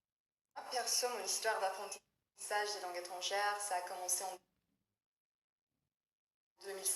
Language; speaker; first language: French; non-native, fluent; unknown